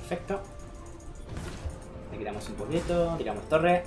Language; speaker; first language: Spanish; native; Spanish